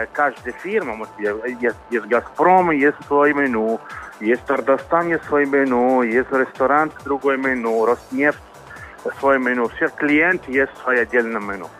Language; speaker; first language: Russian; non-native, learner; Italian